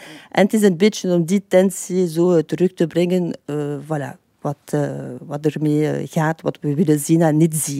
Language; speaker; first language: Dutch; non-native, fluent; French